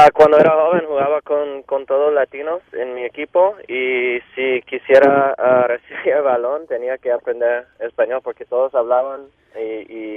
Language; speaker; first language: Spanish; non-native, local second language; English